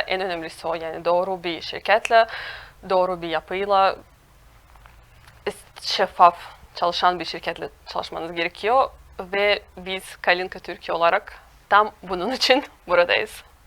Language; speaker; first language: Turkish; non-native, fluent; Russian